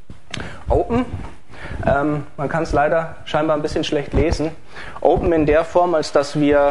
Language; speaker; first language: German; native; German